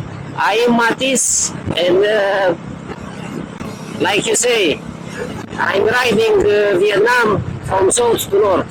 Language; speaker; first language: English; non-native, learner; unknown